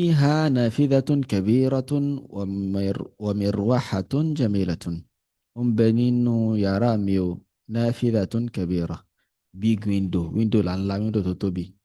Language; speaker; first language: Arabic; non-native, fluent; Yoruba